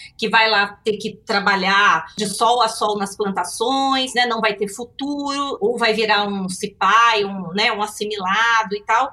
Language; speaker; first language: Portuguese; native; Portuguese